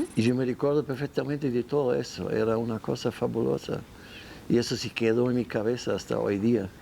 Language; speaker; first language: Spanish; non-native, fluent; German